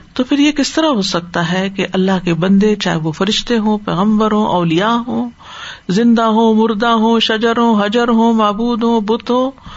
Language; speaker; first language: Urdu; native; Urdu